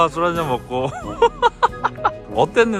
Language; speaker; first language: Korean; native; Korean